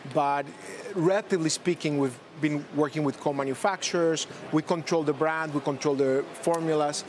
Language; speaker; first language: English; non-native, fluent; Spanish